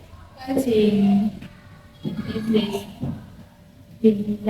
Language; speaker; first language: English; non-native, learner; Vietnamese